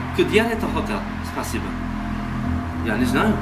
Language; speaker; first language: Russian; non-native, learner; English